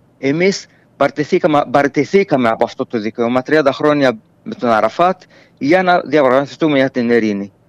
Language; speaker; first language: Greek; non-native, fluent; Arabic